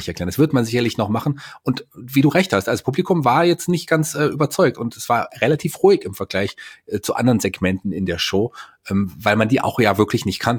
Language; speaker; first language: German; native; German